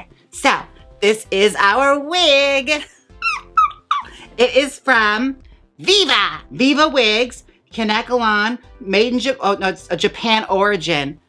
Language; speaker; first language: English; native; English